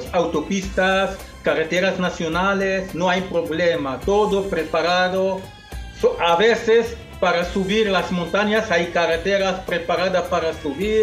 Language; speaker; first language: Spanish; non-native, fluent; Arabic